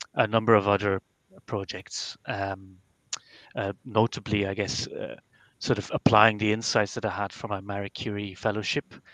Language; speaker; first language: English; non-native, fluent; Dutch